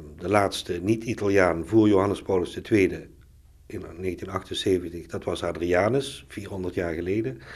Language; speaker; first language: Dutch; native; Dutch